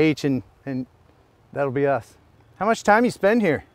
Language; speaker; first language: English; native; English